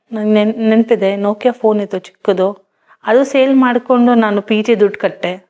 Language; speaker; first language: Kannada; early bilingual, other home language; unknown